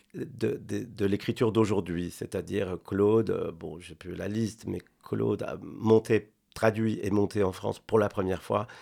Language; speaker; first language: French; non-native, fluent; Spanish